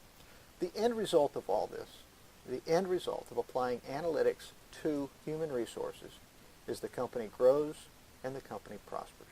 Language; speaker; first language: English; native; English